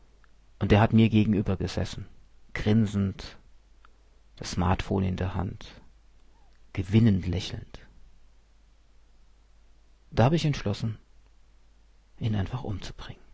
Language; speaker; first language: German; native; German